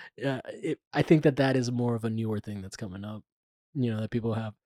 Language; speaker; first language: English; native; English